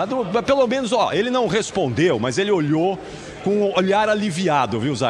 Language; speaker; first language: Portuguese; native; Portuguese